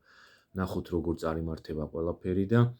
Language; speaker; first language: Georgian; native; Georgian